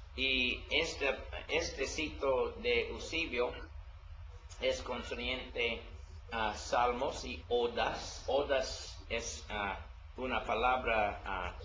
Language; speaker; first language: Spanish; non-native, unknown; English